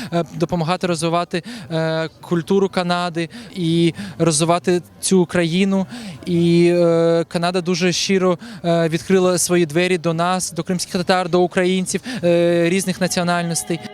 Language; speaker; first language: Ukrainian; non-native, local second language; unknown